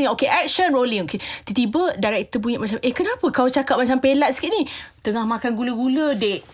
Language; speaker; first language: Malay; native; Malay